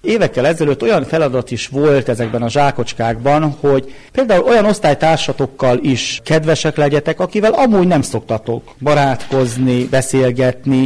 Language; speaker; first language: Hungarian; native; Hungarian